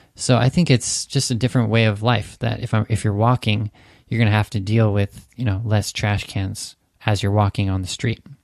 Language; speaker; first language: English; native; English